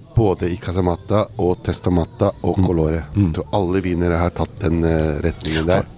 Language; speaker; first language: Norwegian; early bilingual, heritage; Italian